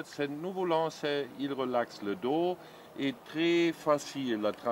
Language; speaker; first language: French; non-native, learner; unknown